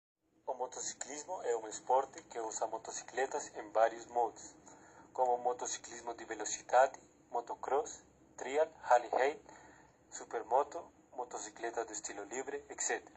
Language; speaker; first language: Portuguese; non-native, learner; Spanish